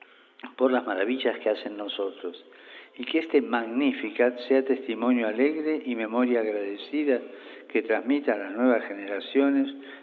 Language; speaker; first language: Spanish; native; Spanish